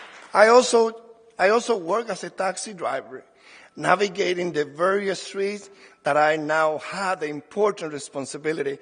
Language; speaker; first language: English; non-native, fluent; Spanish